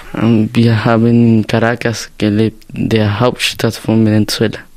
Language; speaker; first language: German; non-native, learner; Spanish